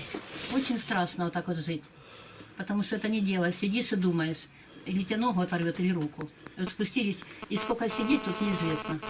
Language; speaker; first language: Russian; native; Russian